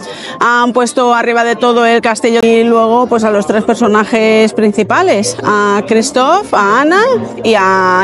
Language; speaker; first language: Spanish; native; Spanish